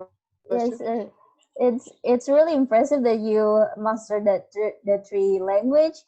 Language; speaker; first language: English; non-native, learner; Indonesian